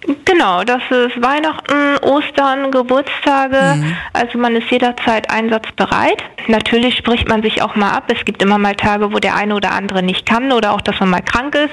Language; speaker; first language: German; native; German